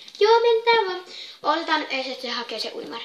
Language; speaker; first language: Finnish; native; Finnish